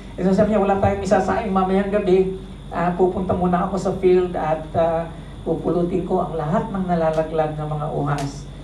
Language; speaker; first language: Filipino; non-native, local second language; Cebuano